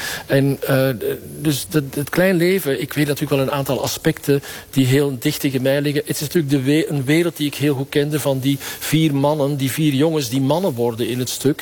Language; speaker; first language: Dutch; native; Dutch